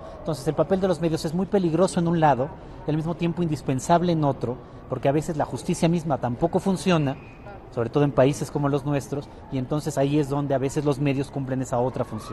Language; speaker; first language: Spanish; native; Spanish